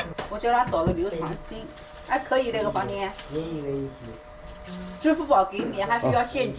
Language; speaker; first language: Chinese; native; Chinese